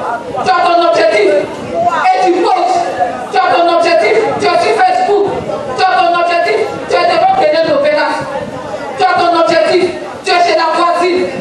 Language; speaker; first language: French; non-native, local second language; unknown